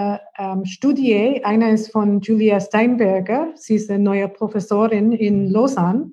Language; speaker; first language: German; non-native, fluent; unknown